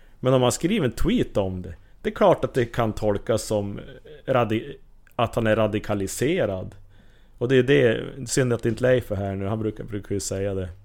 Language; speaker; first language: Swedish; native; Swedish